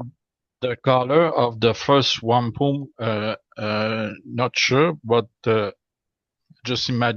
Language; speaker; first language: English; non-native, learner; French